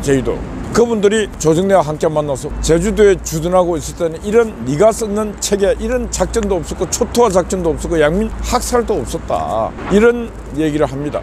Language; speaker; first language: Korean; native; Korean